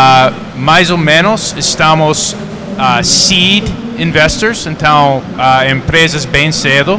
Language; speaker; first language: Portuguese; non-native, fluent; English